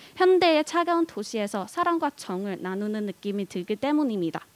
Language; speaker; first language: Korean; non-native, fluent; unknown